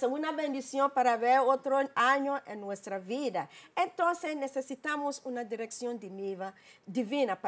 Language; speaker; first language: Spanish; non-native, learner; English